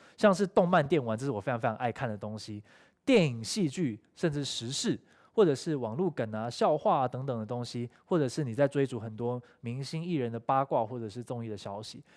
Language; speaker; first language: Chinese; native; Chinese